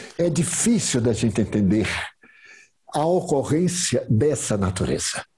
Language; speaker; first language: Portuguese; native; Portuguese